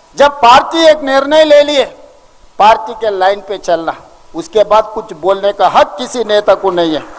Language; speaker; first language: Hindi; non-native, local second language; Telugu